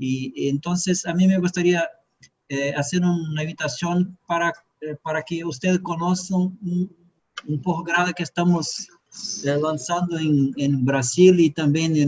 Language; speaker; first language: Spanish; non-native, fluent; Portuguese